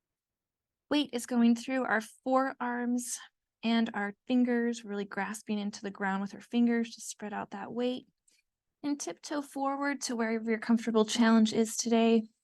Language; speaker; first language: English; native; English